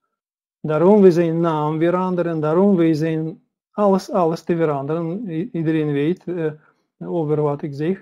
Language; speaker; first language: Dutch; non-native, learner; Russian